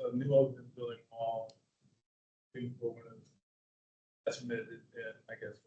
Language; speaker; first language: English; native; English